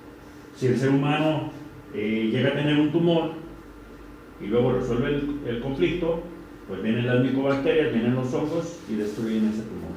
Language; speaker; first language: Spanish; native; Spanish